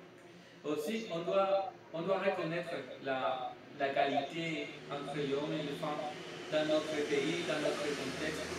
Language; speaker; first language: French; non-native, learner; Spanish